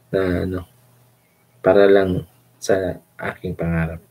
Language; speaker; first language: Filipino; non-native, local second language; Cebuano